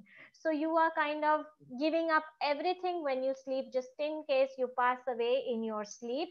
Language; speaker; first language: English; non-native, local second language; Gujarati